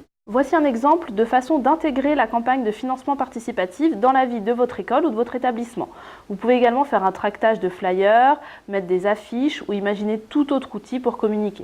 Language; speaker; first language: French; native; French